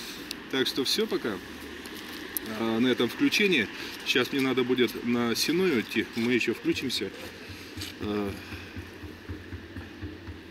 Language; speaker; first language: Russian; native; Russian